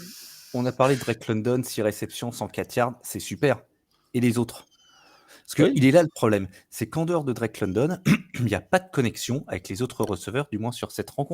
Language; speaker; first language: French; native; French